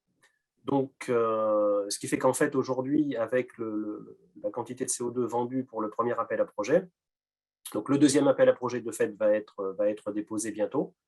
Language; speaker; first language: French; native; French